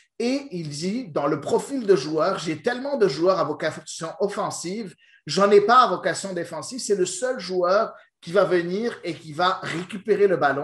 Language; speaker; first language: French; native; French